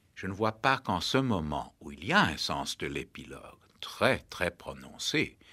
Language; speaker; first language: French; native; French